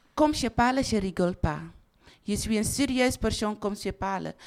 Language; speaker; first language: French; non-native, learner; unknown